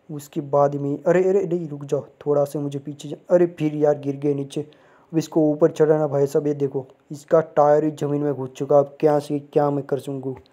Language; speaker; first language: Hindi; non-native, local second language; Gujarati